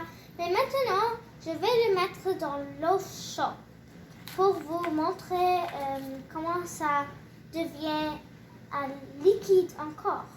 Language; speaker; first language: French; non-native, learner; English